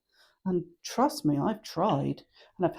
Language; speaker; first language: English; native; English